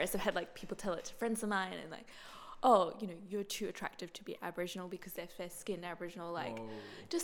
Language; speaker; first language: English; native; English